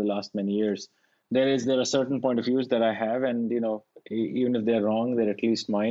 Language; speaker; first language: English; non-native, local second language; Hindi